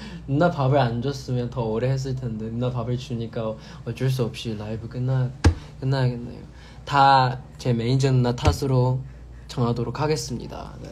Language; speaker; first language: Korean; non-native, fluent; Chinese